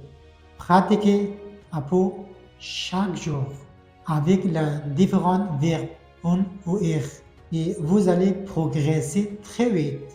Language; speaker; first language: French; non-native, fluent; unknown